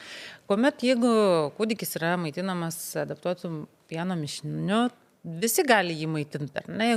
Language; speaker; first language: Lithuanian; native; Lithuanian